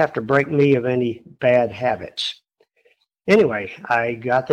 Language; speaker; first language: English; native; English